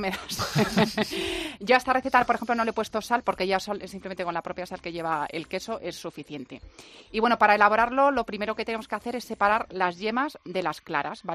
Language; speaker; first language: Spanish; native; Spanish